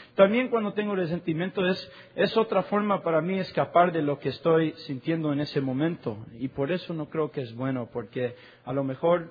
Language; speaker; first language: Spanish; non-native, learner; English